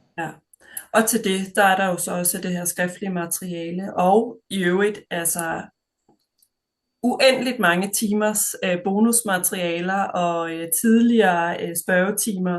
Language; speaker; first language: Danish; native; Danish